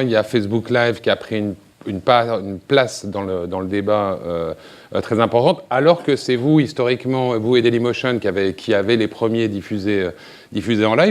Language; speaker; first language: French; native; French